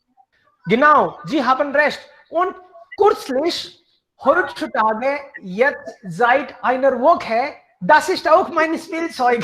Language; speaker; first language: German; non-native, fluent; Hindi